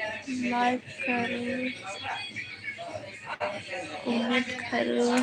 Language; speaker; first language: Hindi; non-native, local second language; Santali